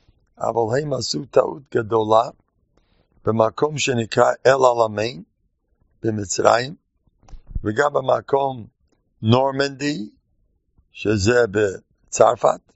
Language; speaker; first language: Hebrew; non-native, fluent; English